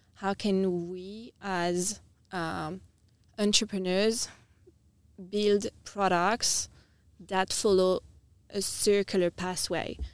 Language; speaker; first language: English; non-native, fluent; French